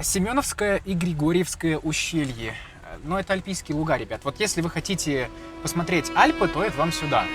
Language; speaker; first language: Russian; native; Russian